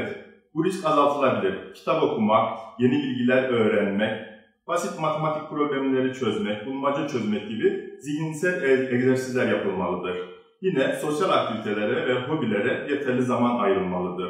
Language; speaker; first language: Turkish; native; Turkish